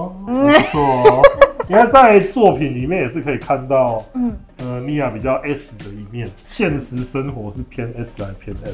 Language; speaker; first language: Chinese; native; Chinese